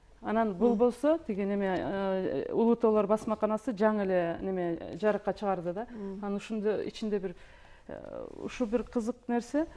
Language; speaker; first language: Kyrgyz; native; Kyrgyz